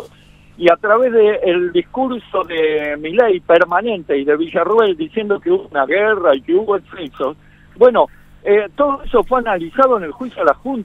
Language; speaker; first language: Spanish; native; Spanish